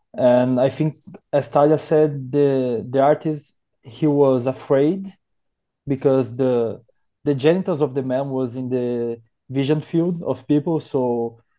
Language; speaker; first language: English; non-native, learner; Portuguese